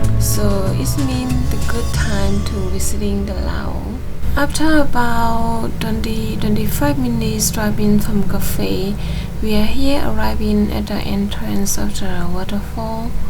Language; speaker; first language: English; non-native, learner; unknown